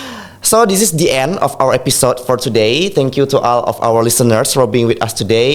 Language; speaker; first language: English; non-native, fluent; Indonesian